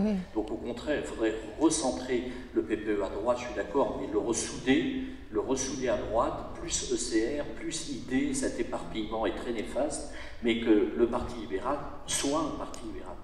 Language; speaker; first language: French; native; French